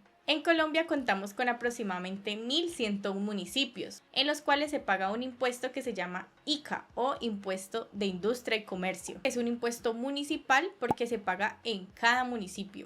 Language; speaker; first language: Spanish; native; Spanish